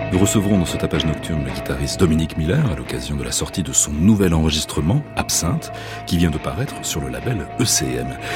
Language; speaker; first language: French; native; French